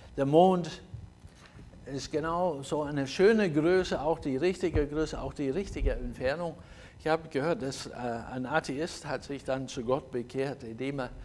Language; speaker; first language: German; non-native, fluent; English